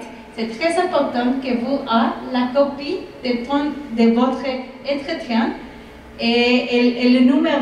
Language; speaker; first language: French; non-native, fluent; Spanish